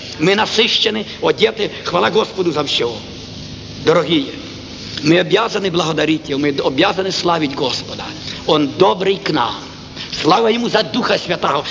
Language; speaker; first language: Russian; non-native, local second language; Ukrainian